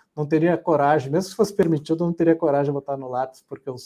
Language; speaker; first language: Portuguese; native; Portuguese